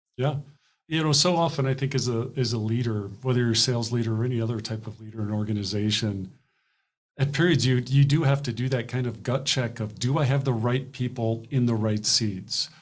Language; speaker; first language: English; native; English